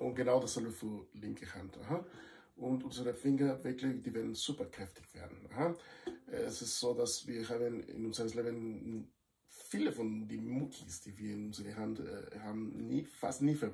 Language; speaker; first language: German; non-native, fluent; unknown